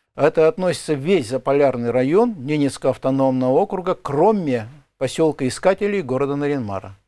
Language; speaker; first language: Russian; native; Russian